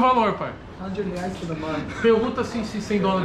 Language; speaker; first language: Portuguese; native; Portuguese